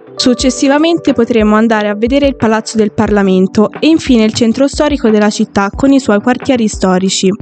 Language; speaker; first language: Italian; early bilingual, other home language; Romanian